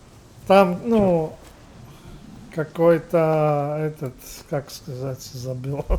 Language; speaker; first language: Russian; non-native, local second language; Latvian